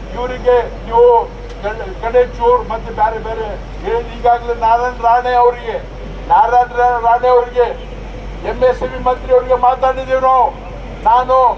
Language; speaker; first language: Kannada; non-native, local second language; Lambadi